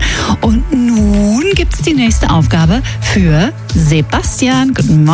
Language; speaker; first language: German; native; German